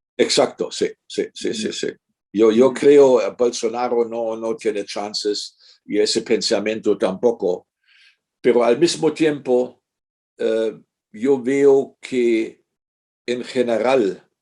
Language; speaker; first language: Spanish; non-native, fluent; German